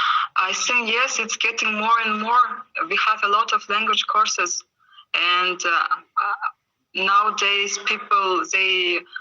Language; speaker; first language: English; non-native, learner; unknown